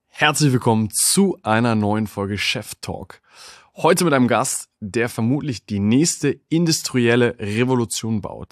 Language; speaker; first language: German; native; German